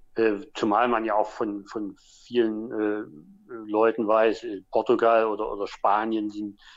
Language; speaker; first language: German; native; German